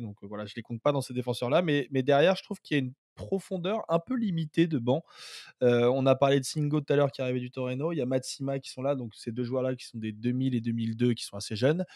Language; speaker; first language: French; native; French